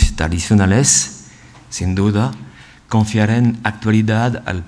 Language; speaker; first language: Spanish; non-native, learner; French